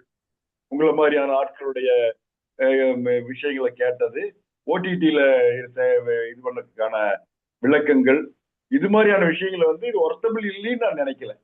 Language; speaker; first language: Tamil; native; Tamil